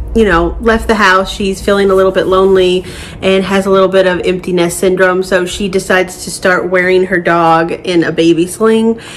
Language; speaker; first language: English; native; English